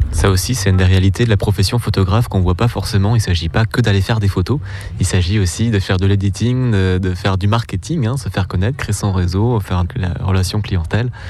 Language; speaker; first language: French; native; French